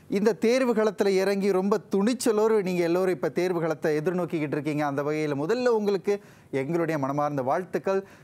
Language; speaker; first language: Tamil; native; Tamil